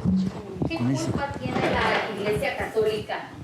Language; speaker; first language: Spanish; non-native, local second language; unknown